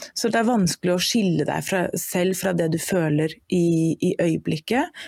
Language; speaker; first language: Norwegian; non-native, fluent; German